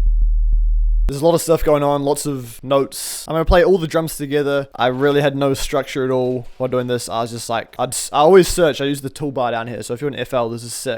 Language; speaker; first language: English; native; English